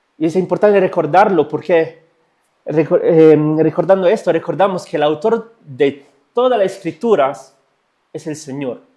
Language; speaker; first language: Spanish; non-native, fluent; Italian